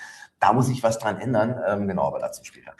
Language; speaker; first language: German; native; German